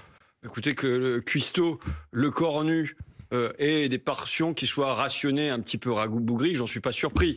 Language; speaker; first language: French; native; French